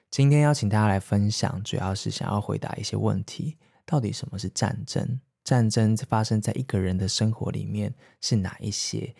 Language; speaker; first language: Chinese; native; Chinese